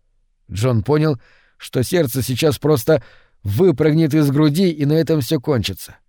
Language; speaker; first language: Russian; native; Russian